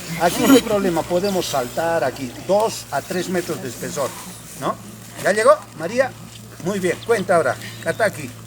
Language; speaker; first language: Spanish; native; Spanish